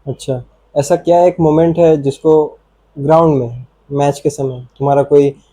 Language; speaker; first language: Hindi; non-native, local second language; Bangla